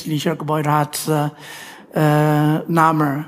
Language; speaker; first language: German; non-native, fluent; Chinese